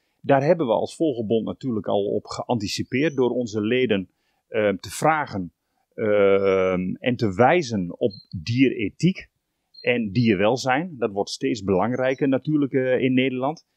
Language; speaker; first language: Dutch; native; Dutch